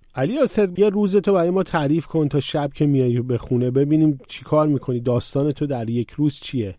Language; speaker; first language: Persian; native; Persian